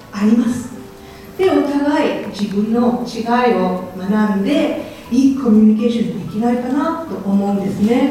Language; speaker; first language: Japanese; non-native, fluent; French